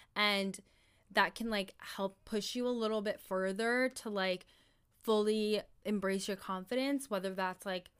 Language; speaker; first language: English; early bilingual, other home language; Somali